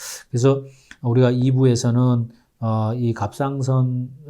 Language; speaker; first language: Korean; native; Korean